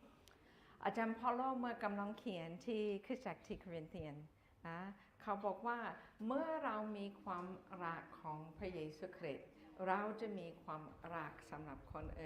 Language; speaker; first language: Thai; non-native, fluent; English